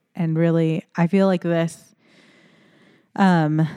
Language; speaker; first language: English; early bilingual, other home language; Filipino